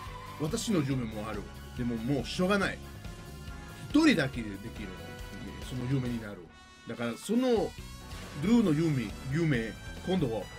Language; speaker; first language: Japanese; non-native, learner; Spanish